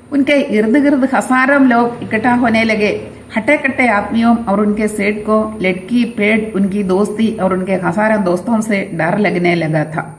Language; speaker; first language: Hindi; non-native, local second language; Malayalam